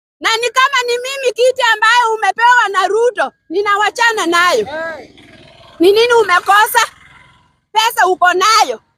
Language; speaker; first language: Swahili; non-native, local second language; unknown